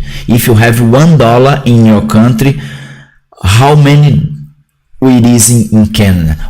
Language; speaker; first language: English; non-native, learner; Portuguese